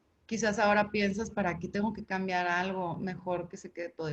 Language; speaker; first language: Spanish; native; Spanish